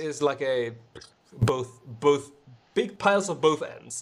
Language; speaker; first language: English; non-native, fluent; Swedish